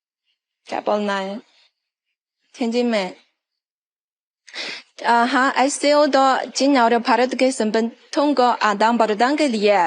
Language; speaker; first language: Hindi; non-native, fluent; Chinese